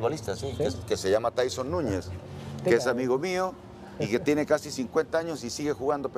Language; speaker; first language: Spanish; native; Spanish